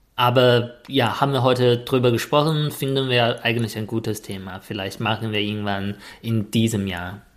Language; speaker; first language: German; non-native, fluent; Chinese